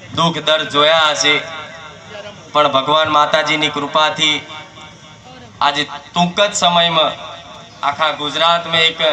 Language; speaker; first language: Gujarati; native; Gujarati